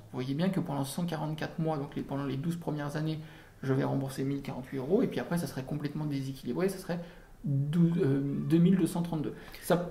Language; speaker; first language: French; native; French